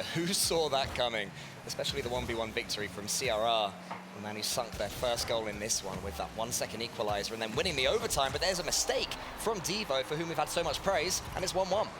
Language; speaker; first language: English; native; English